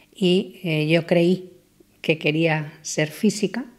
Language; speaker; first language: Spanish; native; Spanish